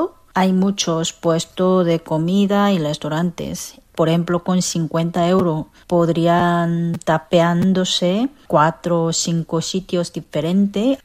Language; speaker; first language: Spanish; non-native, fluent; Korean